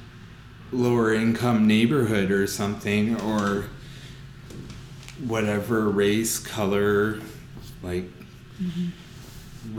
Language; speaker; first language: English; native; English